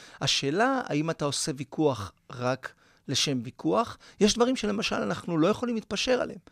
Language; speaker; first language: Hebrew; early bilingual, other home language; Spanish